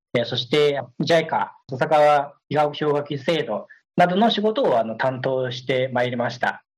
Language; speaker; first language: Japanese; non-native, fluent; Chinese